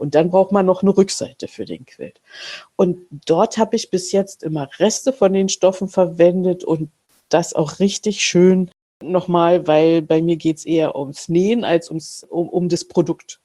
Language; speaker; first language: German; native; German